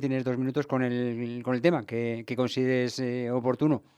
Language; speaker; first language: Spanish; native; Spanish